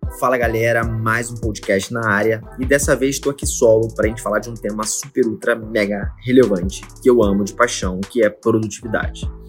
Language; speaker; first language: Portuguese; native; Portuguese